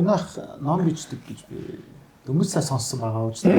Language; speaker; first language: Mongolian; non-native, fluent; Japanese